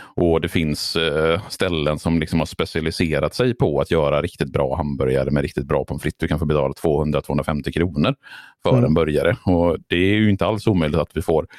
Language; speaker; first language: Swedish; native; Swedish